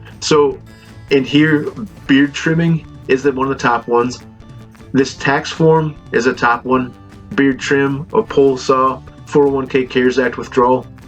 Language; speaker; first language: English; native; English